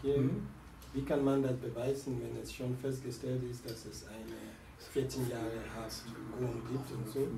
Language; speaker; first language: German; non-native, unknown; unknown